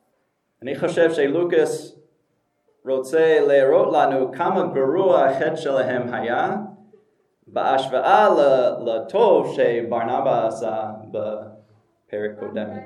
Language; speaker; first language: Hebrew; non-native, fluent; English